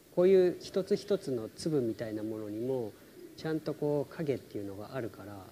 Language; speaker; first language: Japanese; native; Japanese